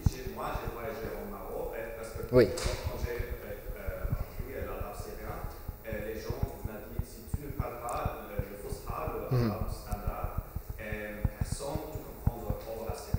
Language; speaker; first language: French; non-native, fluent; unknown